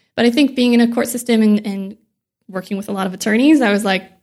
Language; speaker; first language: English; native; English